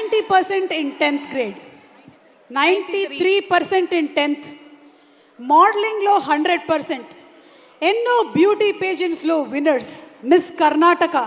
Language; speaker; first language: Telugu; native; Telugu